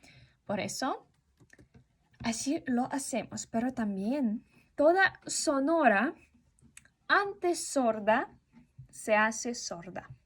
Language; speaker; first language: Spanish; non-native, fluent; Russian